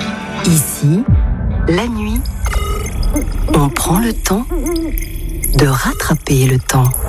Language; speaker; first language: French; native; French